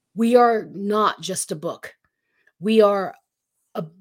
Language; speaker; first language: English; non-native, local second language; Filipino